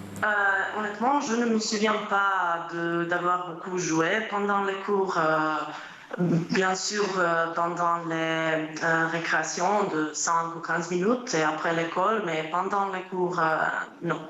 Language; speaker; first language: French; non-native, fluent; Croatian